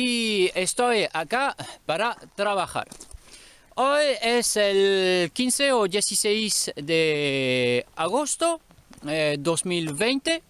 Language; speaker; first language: Spanish; non-native, learner; French